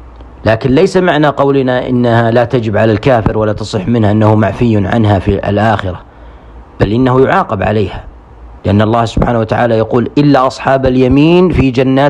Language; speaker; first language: Arabic; native; Arabic